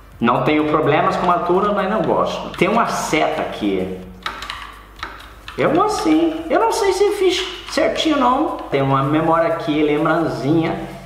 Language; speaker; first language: Portuguese; non-native, learner; English